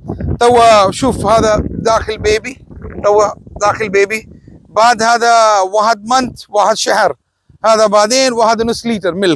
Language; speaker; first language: Arabic; non-native, learner; Urdu